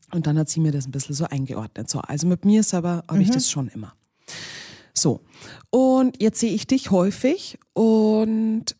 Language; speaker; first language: German; native; German